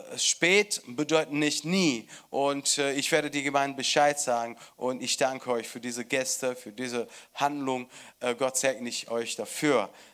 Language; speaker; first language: German; non-native, fluent; Italian